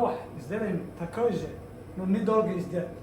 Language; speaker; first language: Russian; non-native, learner; Somali